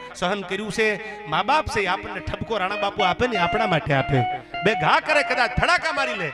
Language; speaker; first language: Gujarati; native; Gujarati